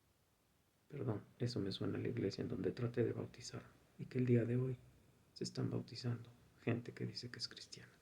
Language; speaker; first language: Spanish; native; Spanish